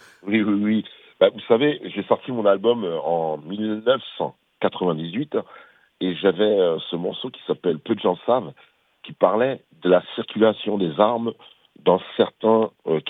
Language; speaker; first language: French; early bilingual, other home language; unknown